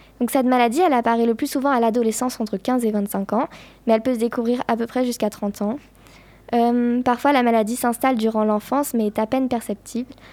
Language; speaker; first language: French; native; French